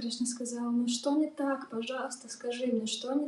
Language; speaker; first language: Russian; native; Russian